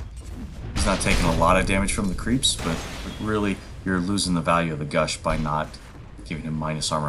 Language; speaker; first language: English; native; English